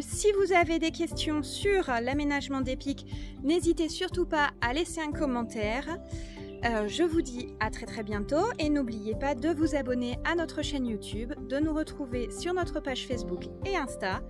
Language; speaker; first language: French; native; French